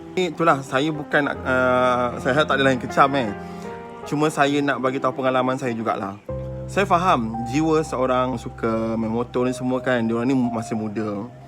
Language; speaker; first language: Malay; native; Malay